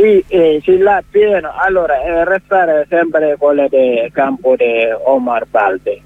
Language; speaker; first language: Italian; non-native, learner; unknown